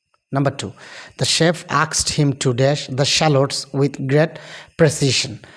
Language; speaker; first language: English; non-native, local second language; Bangla